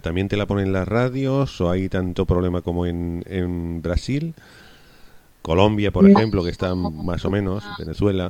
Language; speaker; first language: Spanish; native; Spanish